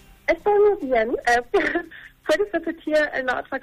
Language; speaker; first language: Spanish; non-native, learner; German